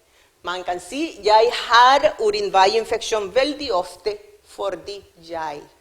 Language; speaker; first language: Norwegian; non-native, learner; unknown